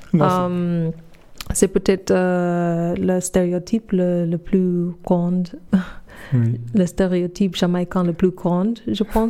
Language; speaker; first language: French; non-native, fluent; English